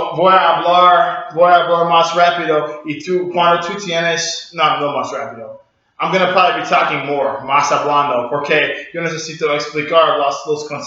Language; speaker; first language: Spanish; non-native, learner; English